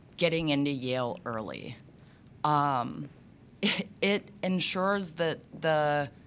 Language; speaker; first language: English; native; English